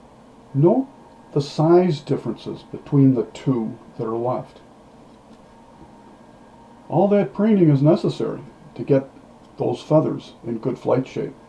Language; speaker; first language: English; native; English